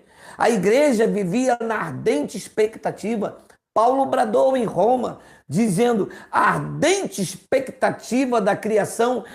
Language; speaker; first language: Portuguese; native; Portuguese